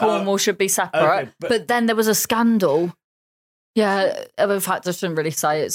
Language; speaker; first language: English; native; English